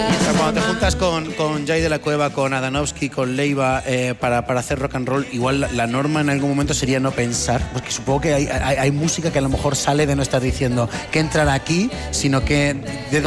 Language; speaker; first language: Spanish; native; Spanish